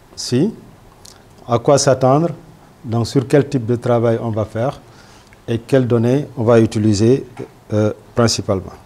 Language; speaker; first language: French; non-native, local second language; Wolof